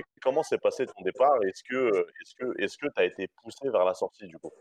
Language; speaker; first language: French; native; French